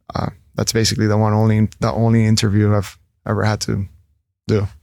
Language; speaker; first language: English; non-native, fluent; Spanish